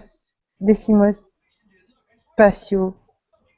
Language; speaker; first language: Spanish; non-native, learner; French